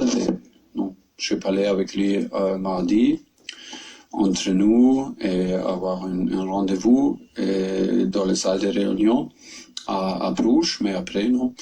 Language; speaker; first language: French; non-native, learner; German